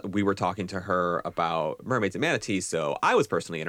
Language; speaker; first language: English; native; English